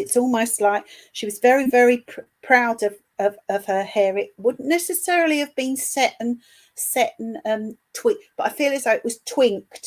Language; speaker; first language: English; native; English